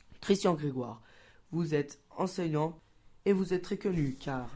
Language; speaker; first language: French; native; French